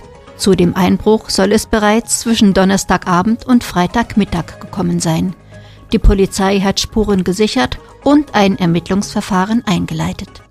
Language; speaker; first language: German; native; German